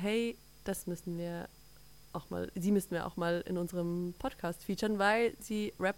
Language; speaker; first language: German; native; German